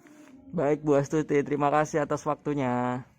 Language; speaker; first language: Indonesian; native; Indonesian